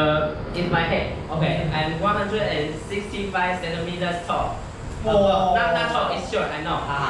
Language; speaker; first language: English; non-native, learner; Chinese